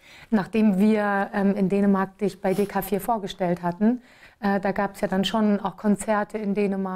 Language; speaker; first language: German; native; German